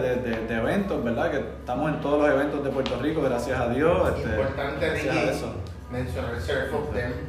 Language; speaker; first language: Spanish; native; Spanish